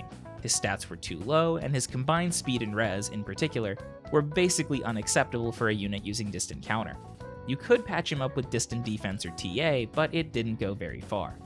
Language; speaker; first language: English; native; English